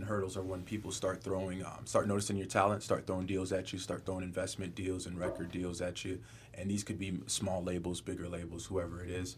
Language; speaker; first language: English; native; English